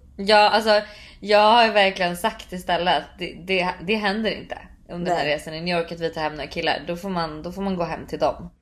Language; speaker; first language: Swedish; native; Swedish